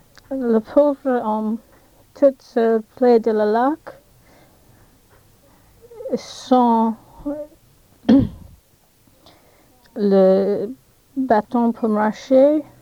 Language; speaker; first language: French; non-native, learner; English